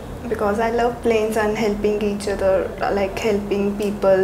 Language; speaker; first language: English; non-native, local second language; Hindi